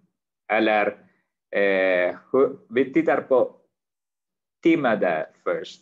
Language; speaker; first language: Swedish; non-native, fluent; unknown